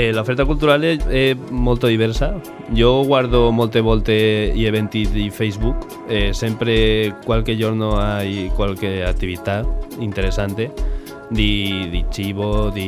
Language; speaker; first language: Italian; non-native, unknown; Spanish